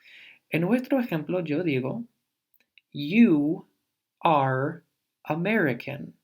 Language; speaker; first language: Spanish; non-native, fluent; English